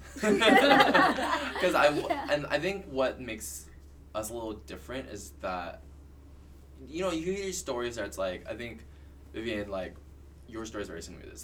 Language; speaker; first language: English; early bilingual, other home language; Cantonese